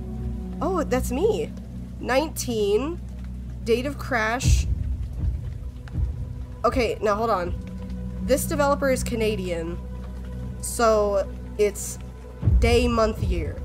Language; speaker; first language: English; native; English